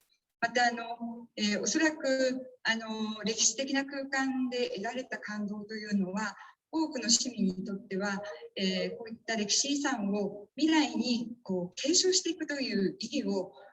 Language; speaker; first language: Japanese; native; Japanese